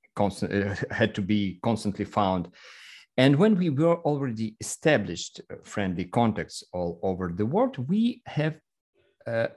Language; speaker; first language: English; non-native, learner; Russian